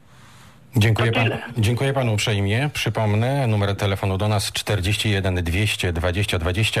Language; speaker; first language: Polish; native; Polish